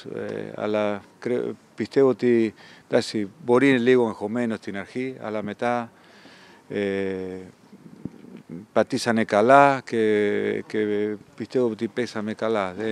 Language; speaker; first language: Greek; non-native, learner; Spanish